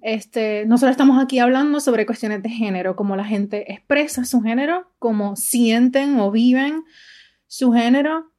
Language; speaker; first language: Spanish; early bilingual, heritage; Spanish